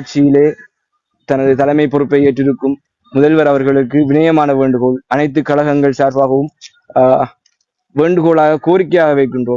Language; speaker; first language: Tamil; native; Tamil